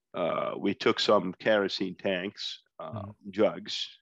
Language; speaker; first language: English; non-native, fluent; Arabic